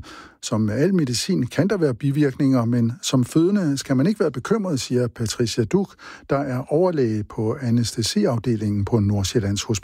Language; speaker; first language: Danish; native; Danish